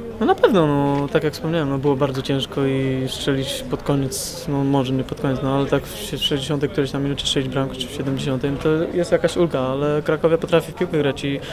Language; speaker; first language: Polish; native; Polish